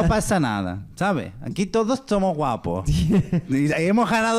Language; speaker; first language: Spanish; native; Spanish